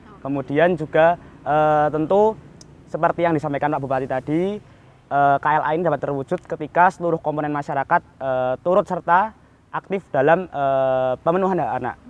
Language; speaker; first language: Indonesian; non-native, local second language; Javanese